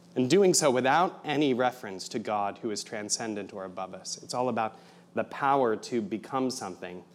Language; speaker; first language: English; native; English